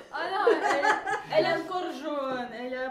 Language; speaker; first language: French; native; French